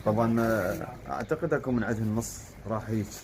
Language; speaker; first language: Arabic; native; Arabic